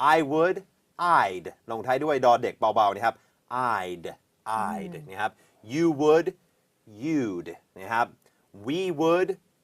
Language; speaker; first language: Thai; non-native, fluent; English